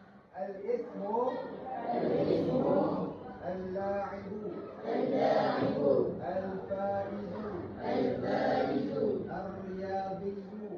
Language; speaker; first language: Arabic; non-native, fluent; Malay